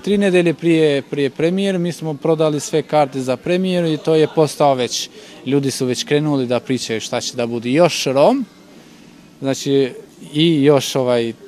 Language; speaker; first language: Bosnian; non-native, local second language; Albanian